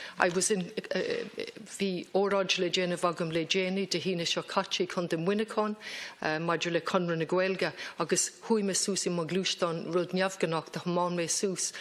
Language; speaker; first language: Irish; non-native, local second language; English